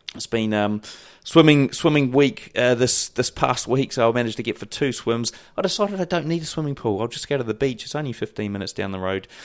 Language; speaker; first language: English; native; English